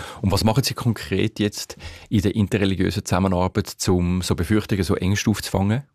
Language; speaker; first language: German; native; German